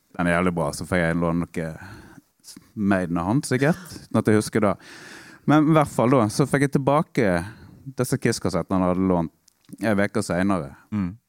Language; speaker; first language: Norwegian; native; Norwegian